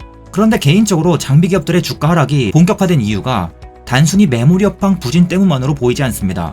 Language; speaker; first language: Korean; native; Korean